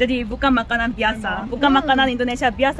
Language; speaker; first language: Indonesian; non-native, fluent; Korean